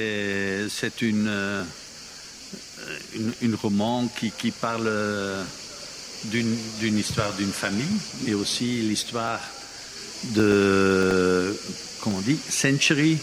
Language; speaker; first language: French; non-native, fluent; Dutch